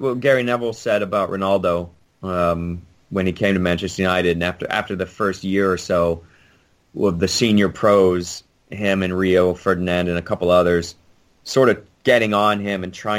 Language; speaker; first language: English; native; English